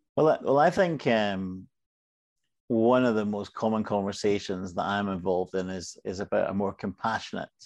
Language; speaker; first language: English; native; English